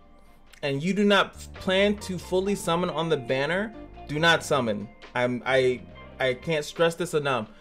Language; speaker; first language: English; native; English